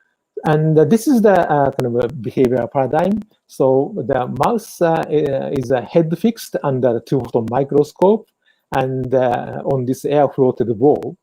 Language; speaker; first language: English; non-native, fluent; Japanese